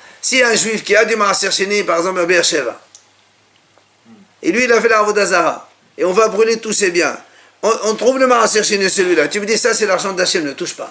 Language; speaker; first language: French; native; French